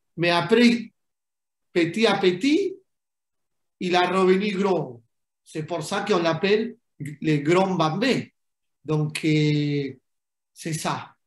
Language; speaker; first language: French; non-native, fluent; Spanish